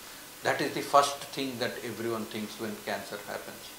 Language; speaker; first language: Telugu; non-native, fluent; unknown